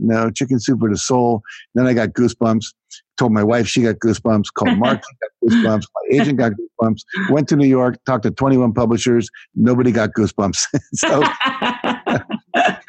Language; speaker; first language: English; native; English